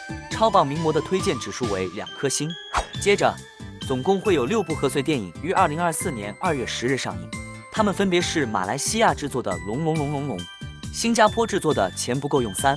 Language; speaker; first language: Chinese; native; Chinese